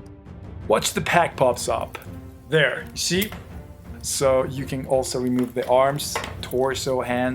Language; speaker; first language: English; non-native, fluent; Spanish